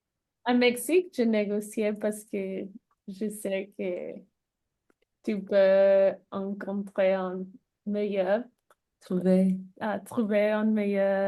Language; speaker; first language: French; non-native, learner; English